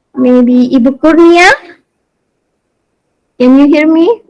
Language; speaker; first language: English; non-native, learner; Indonesian